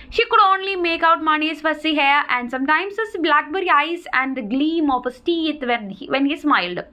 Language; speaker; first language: English; non-native, local second language; Malayalam